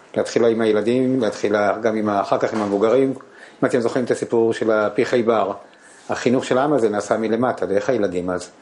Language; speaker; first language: Hebrew; non-native, fluent; Spanish